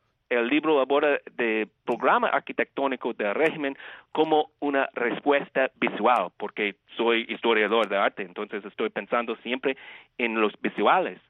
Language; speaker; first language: Spanish; non-native, fluent; English